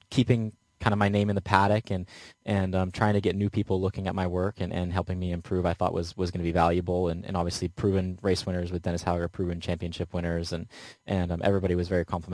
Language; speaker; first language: English; native; English